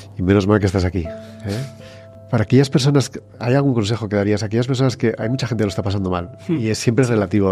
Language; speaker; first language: Spanish; native; Spanish